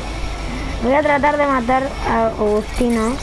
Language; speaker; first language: Spanish; native; Spanish